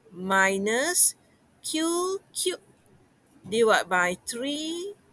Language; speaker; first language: English; non-native, local second language; Malay